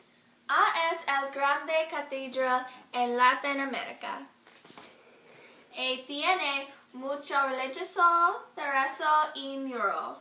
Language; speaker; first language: Spanish; non-native, learner; English